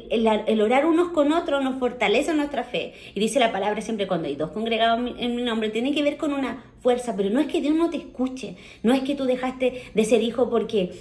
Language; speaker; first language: Spanish; native; Spanish